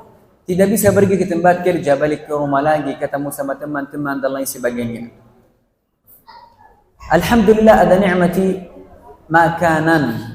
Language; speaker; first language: Indonesian; non-native, fluent; Arabic